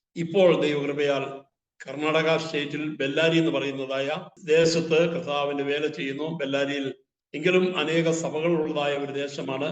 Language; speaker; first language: Malayalam; native; Malayalam